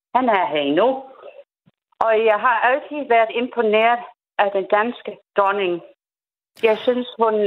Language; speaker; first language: Danish; non-native, fluent; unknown